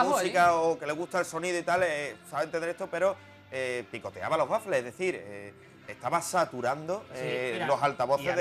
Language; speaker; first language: Spanish; native; Spanish